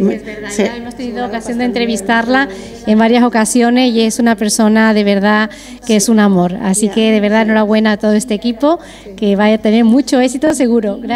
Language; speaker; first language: Spanish; native; Spanish